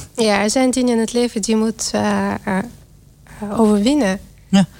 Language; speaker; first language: Dutch; non-native, fluent; Russian